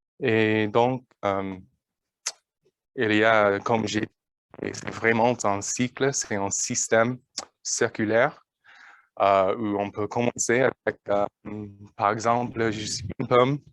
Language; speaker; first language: French; non-native, learner; English